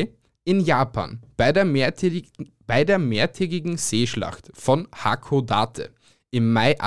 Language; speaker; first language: German; native; German